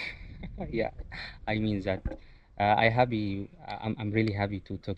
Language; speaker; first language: English; non-native, learner; Arabic